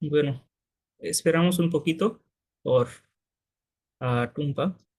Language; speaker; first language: Spanish; non-native, fluent; Bangla